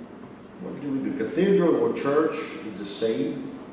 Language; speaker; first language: English; non-native, fluent; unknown